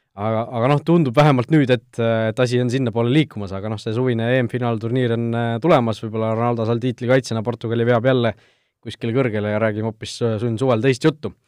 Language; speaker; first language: Estonian; native; Estonian